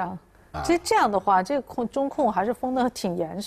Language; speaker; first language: Chinese; native; Chinese